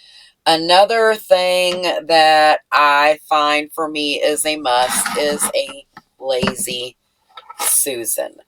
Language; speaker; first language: English; native; English